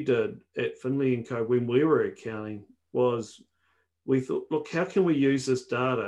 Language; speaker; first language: English; native; English